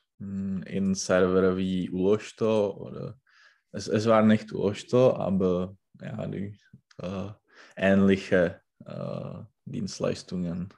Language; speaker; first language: German; non-native, learner; Czech